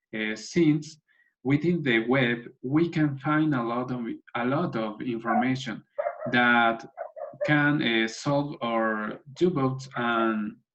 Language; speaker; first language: English; non-native, learner; Spanish